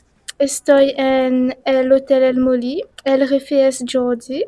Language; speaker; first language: Spanish; non-native, learner; French